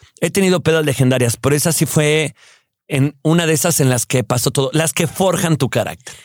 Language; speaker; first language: Spanish; native; Spanish